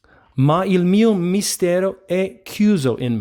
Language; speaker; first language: Italian; non-native, fluent; English